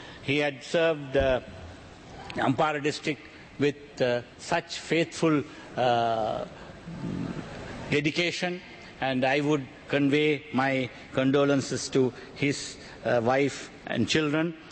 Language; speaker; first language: English; non-native, local second language; Tamil